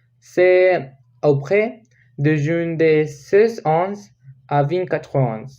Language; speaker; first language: French; non-native, learner; Spanish